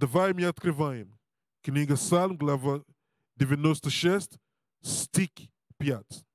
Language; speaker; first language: Russian; non-native, learner; Portuguese